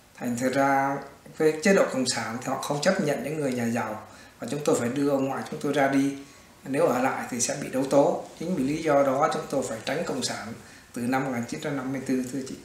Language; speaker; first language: Vietnamese; native; Vietnamese